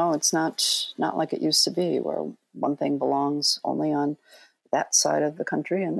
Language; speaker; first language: English; native; English